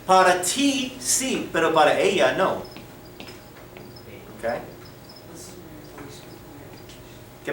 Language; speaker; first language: Spanish; non-native, fluent; English